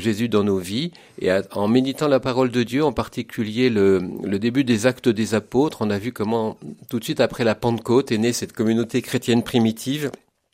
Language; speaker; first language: French; native; French